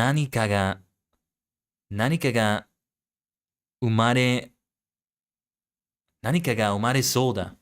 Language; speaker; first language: Japanese; non-native, learner; English